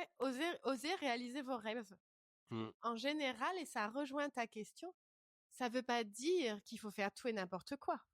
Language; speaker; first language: French; native; French